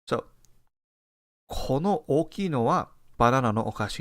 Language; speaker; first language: Japanese; non-native, fluent; English